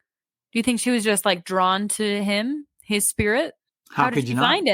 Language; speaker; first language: English; native; English